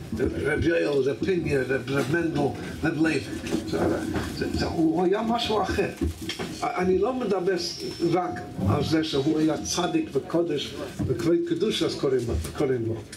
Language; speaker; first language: Hebrew; non-native, fluent; English